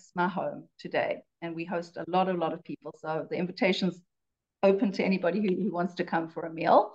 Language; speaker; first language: English; native; English